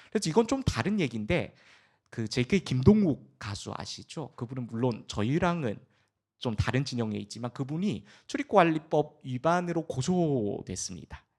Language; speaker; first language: Korean; early bilingual, heritage; Korean